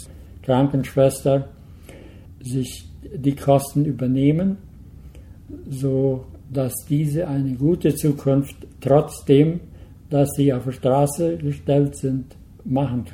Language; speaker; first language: German; early bilingual, heritage; Low German